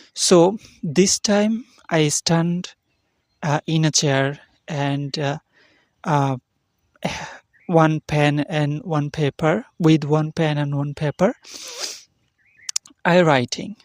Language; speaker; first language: English; non-native, learner; Bangla